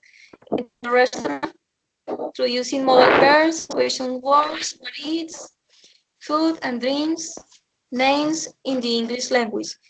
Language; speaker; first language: English; non-native, learner; Spanish